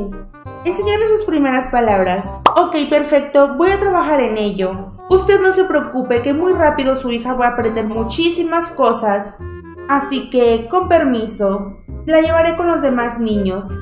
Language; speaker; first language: Spanish; native; Spanish